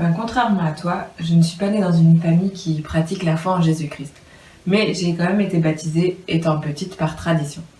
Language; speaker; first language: French; native; French